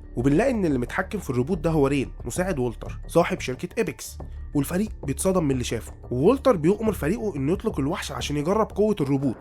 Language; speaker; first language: Arabic; native; Arabic